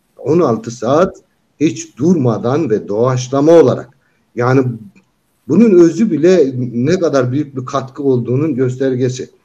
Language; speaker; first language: Turkish; non-native, local second language; Kyrgyz